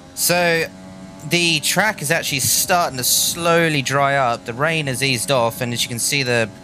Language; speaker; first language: English; native; English